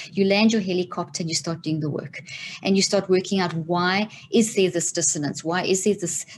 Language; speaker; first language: English; native; English